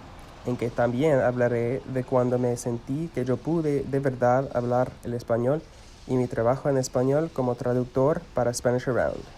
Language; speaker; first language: Spanish; non-native, learner; English